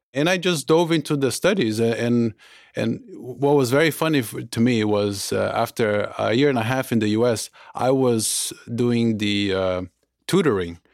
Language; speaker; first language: English; early bilingual, other home language; Portuguese